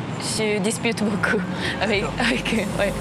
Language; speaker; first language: French; non-native, learner; Japanese